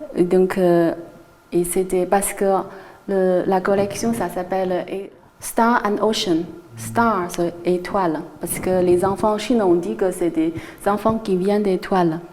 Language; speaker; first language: French; non-native, fluent; Chinese